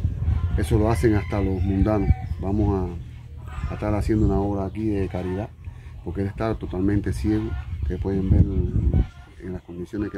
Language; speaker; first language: Spanish; native; Spanish